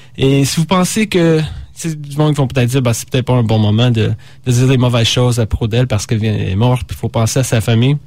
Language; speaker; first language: French; native; French